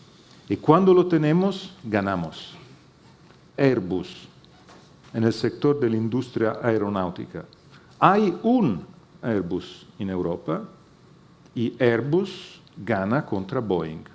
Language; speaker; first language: Spanish; non-native, fluent; Italian